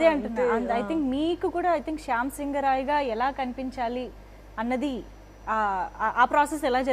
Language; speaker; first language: Telugu; native; Telugu